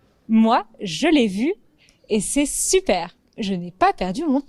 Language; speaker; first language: French; native; French